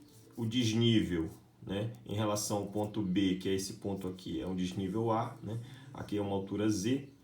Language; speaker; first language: Portuguese; native; Portuguese